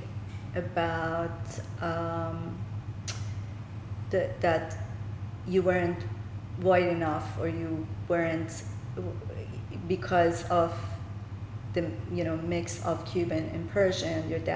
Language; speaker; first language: English; non-native, fluent; Persian